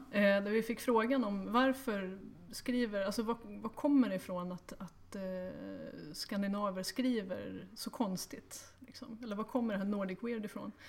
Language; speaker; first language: Swedish; native; Swedish